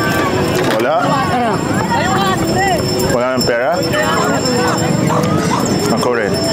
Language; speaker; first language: Filipino; non-native, learner; Arabic